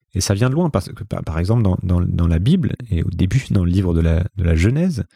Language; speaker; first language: French; native; French